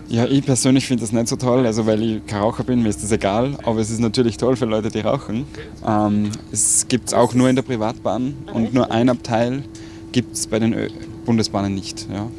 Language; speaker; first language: German; native; German